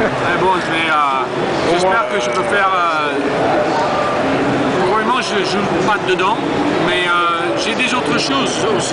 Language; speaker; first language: French; non-native, learner; English